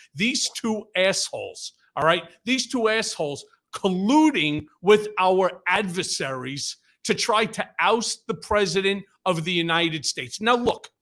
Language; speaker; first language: English; native; English